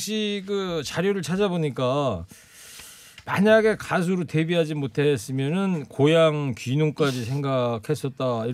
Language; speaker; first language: Korean; native; Korean